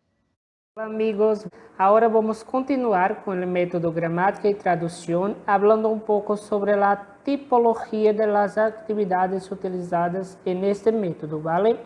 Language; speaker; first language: Spanish; non-native, fluent; Portuguese